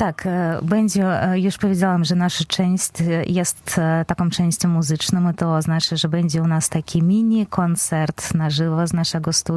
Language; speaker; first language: Polish; non-native, fluent; Belarusian